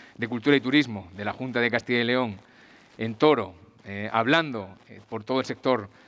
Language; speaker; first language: Spanish; native; Spanish